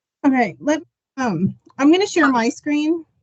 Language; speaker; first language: English; native; English